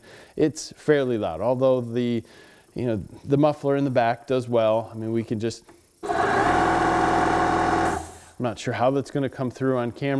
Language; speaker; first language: English; native; English